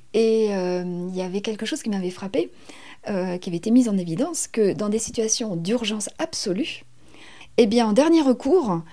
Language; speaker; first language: French; native; French